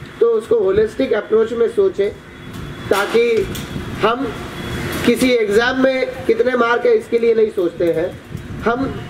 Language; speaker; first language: Hindi; non-native, local second language; Marathi